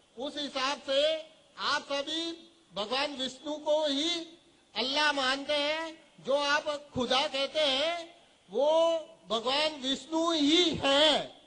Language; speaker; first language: Hindi; native; Hindi